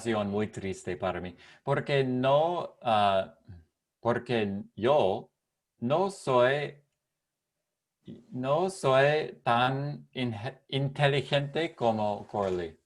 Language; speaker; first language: Spanish; non-native, learner; English